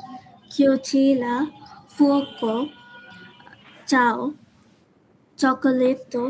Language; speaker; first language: Italian; non-native, learner; Bangla